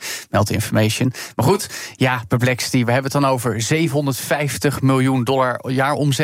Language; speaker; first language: Dutch; native; Dutch